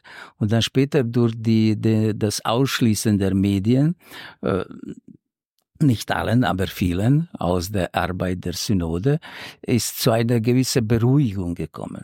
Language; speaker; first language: German; non-native, fluent; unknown